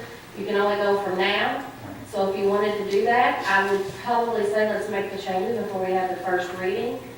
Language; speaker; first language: English; native; English